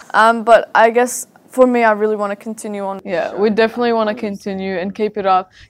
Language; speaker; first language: English; early bilingual, other home language; Arabic